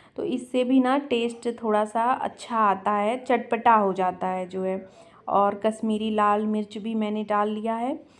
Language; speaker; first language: Hindi; native; Hindi